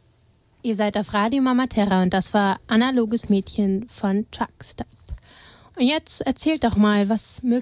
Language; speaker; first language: German; native; German